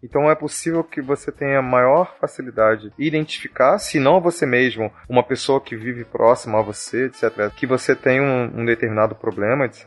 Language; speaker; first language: Portuguese; native; Portuguese